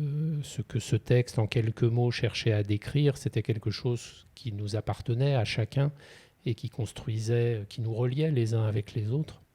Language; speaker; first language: French; native; French